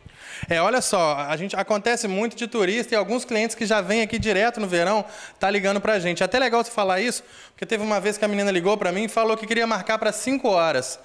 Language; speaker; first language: Portuguese; native; Portuguese